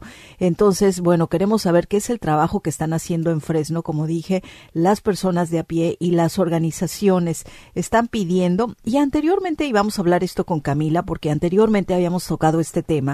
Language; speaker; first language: Spanish; native; Spanish